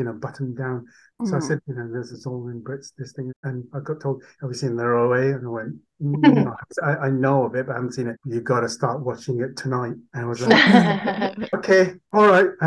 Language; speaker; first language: English; non-native, local second language; Urdu